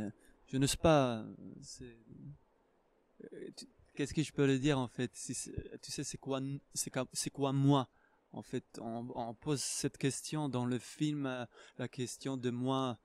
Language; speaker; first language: French; non-native, fluent; Hebrew